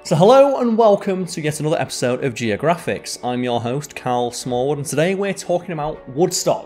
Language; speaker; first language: English; native; English